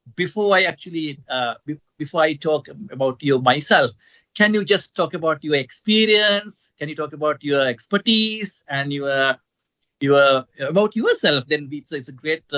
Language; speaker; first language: English; non-native, local second language; Sinhala